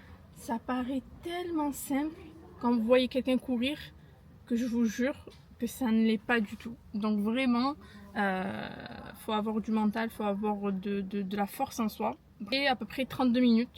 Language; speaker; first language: French; native; French